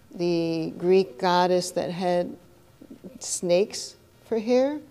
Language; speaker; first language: English; native; English